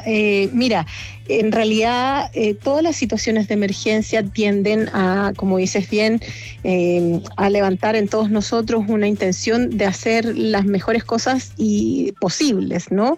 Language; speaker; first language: Spanish; native; Spanish